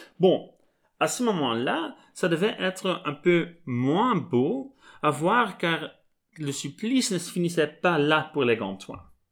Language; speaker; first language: French; non-native, local second language; Dutch